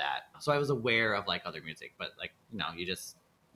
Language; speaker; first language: English; native; English